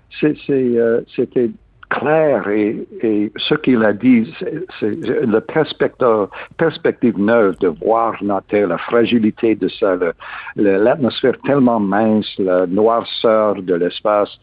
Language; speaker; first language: French; non-native, learner; English